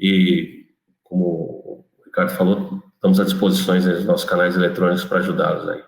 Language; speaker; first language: Portuguese; native; Portuguese